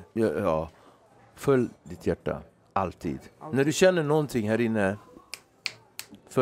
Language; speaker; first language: Swedish; native; Swedish